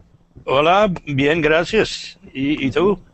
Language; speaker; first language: Spanish; non-native, learner; English